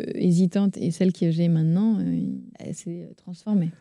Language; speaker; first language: French; native; French